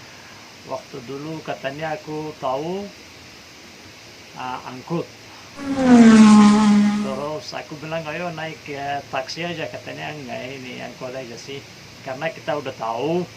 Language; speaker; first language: Indonesian; non-native, fluent; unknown